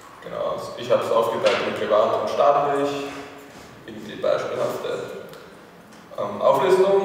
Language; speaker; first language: German; native; German